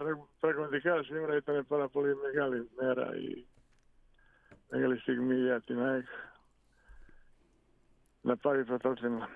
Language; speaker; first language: Greek; non-native, fluent; Bosnian